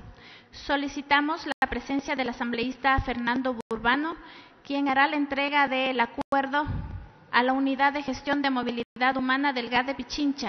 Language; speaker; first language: Spanish; native; Spanish